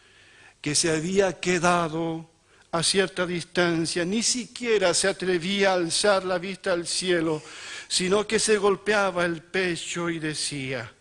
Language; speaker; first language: Spanish; native; Spanish